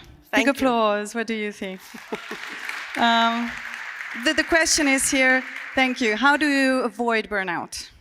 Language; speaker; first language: English; non-native, fluent; Hungarian